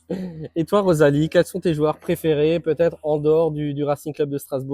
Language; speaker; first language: French; native; French